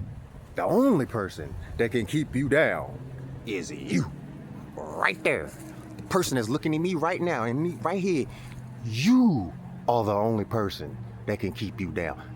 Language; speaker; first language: English; native; English